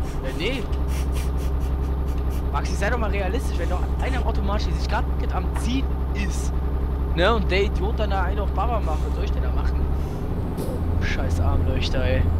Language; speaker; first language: German; native; German